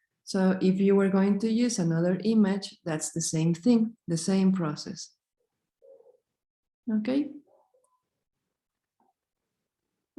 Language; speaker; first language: English; non-native, fluent; Spanish